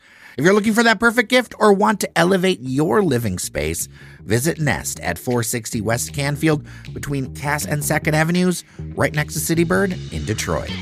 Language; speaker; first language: English; native; English